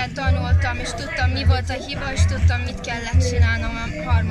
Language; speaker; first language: Hungarian; early bilingual, heritage; Hungarian